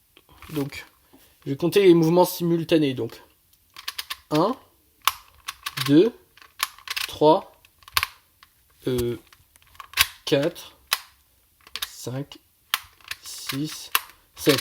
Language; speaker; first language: French; native; French